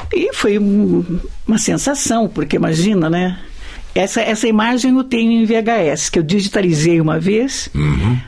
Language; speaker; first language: Portuguese; native; Portuguese